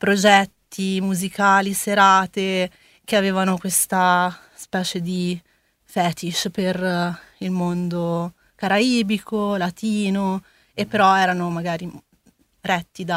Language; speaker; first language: Italian; early bilingual, other home language; Spanish